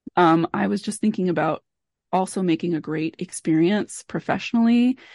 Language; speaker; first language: English; native; English